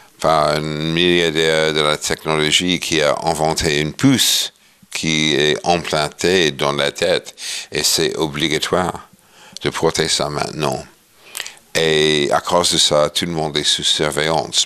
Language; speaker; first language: French; non-native, fluent; English